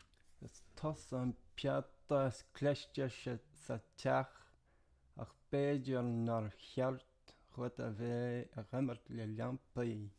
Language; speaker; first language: Irish; non-native, learner; English